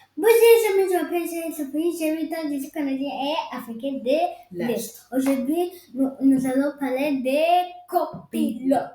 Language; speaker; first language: French; non-native, local second language; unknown